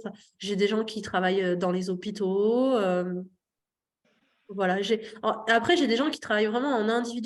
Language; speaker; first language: French; native; French